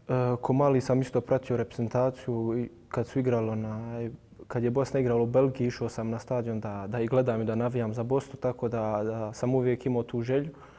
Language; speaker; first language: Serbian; early bilingual, heritage; Bosnian